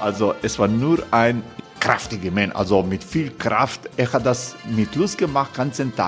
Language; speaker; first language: German; non-native, learner; Croatian